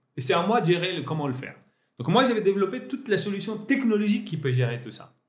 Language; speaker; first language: French; non-native, local second language; Arabic